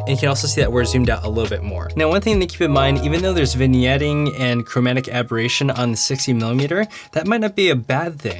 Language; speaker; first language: English; native; English